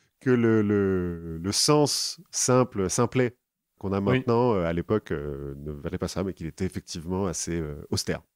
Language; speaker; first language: French; native; French